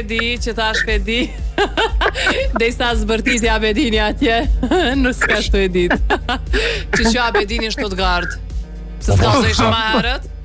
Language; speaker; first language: Albanian; native; Albanian